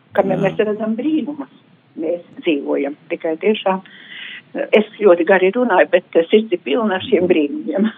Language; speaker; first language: Latvian; native; Latvian